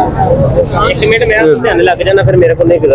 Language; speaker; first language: Hindi; non-native, local second language; Punjabi